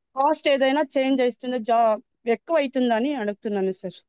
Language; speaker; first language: Telugu; non-native, learner; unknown